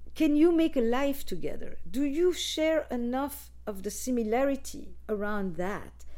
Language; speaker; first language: English; non-native, fluent; Dutch